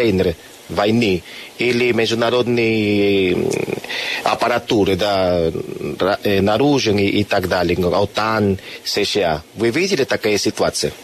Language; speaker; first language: Russian; non-native, learner; Spanish